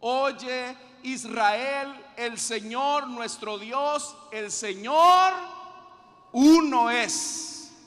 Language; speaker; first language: Spanish; native; Spanish